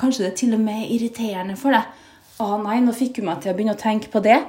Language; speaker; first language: Norwegian; native; Norwegian